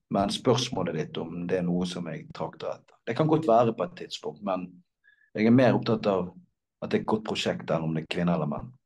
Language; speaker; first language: Norwegian; native; Norwegian